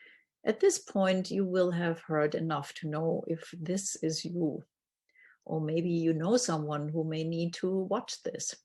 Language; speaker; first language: English; non-native, fluent; German